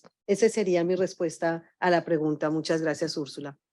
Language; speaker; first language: Spanish; native; Spanish